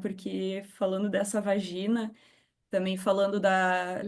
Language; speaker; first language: Portuguese; native; Portuguese